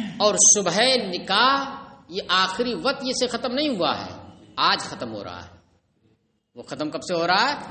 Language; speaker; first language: Urdu; native; Urdu